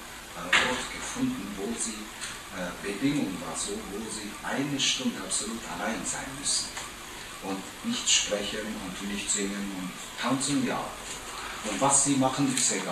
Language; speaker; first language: German; non-native, fluent; Japanese